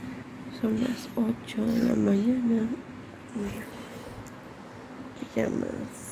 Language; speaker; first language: Spanish; native; Spanish